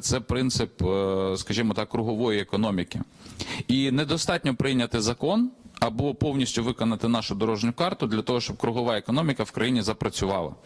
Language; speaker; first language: Ukrainian; native; Ukrainian